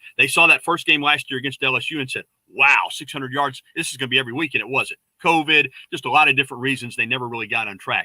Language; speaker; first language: English; native; English